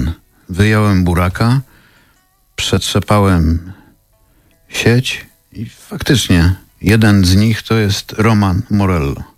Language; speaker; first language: Polish; native; Polish